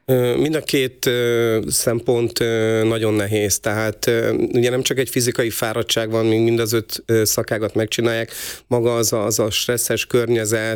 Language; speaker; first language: Hungarian; native; Hungarian